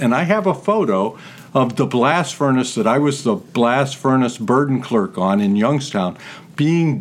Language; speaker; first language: English; native; English